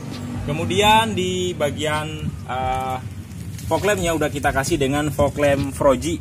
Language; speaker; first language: Indonesian; native; Indonesian